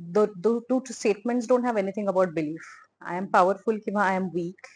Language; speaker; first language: English; non-native, local second language; Marathi